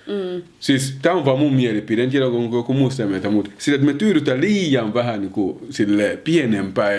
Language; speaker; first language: Finnish; early bilingual, other home language; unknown